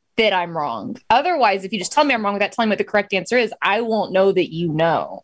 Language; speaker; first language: English; native; English